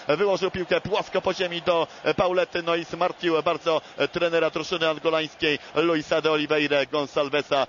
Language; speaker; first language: Polish; native; Polish